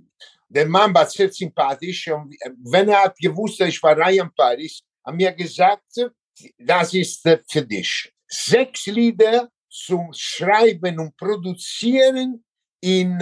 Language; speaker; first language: German; non-native, learner; Italian